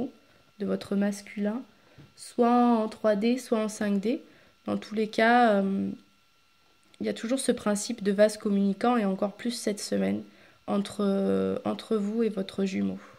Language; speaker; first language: French; native; French